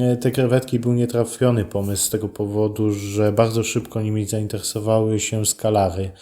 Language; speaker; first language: Polish; native; Polish